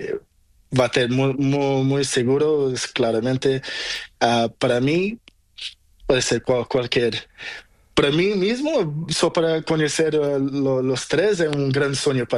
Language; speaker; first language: Spanish; non-native, learner; Portuguese